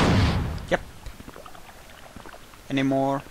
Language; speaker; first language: English; native; English